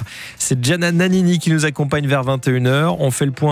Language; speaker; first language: French; native; French